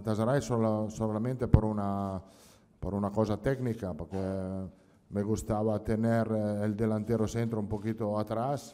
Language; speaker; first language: Spanish; non-native, fluent; Italian